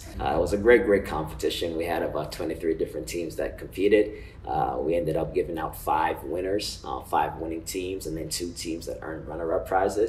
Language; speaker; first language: English; non-native, local second language; Ganda